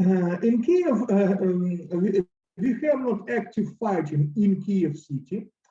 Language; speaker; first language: English; non-native, learner; Russian